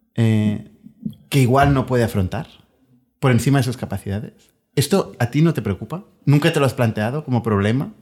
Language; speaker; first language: Spanish; non-native, local second language; Catalan